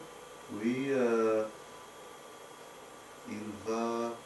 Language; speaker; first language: French; non-native, learner; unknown